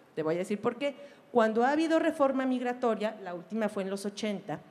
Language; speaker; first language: Spanish; native; Spanish